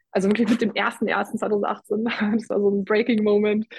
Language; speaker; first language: German; native; German